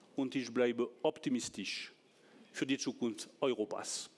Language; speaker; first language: German; non-native, fluent; French